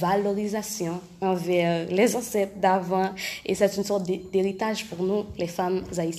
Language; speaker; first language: French; non-native, local second language; Haitian Creole